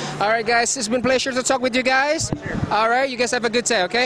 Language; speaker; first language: English; non-native, fluent; Indonesian